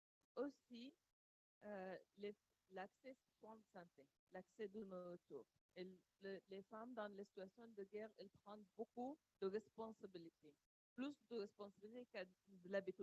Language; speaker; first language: French; non-native, learner; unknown